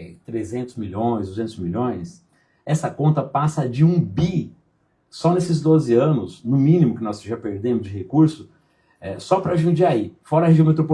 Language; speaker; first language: Portuguese; native; Portuguese